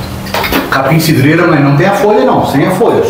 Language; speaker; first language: Portuguese; native; Portuguese